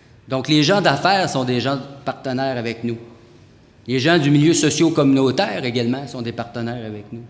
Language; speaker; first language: French; native; French